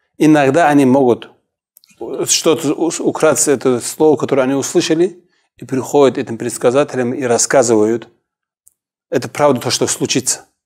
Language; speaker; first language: Russian; non-native, local second language; Kumyk